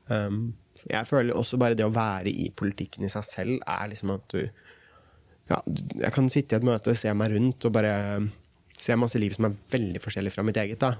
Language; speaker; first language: Norwegian; early bilingual, other home language; Kurdish